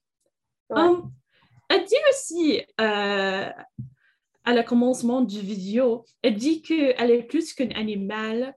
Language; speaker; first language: French; non-native, learner; English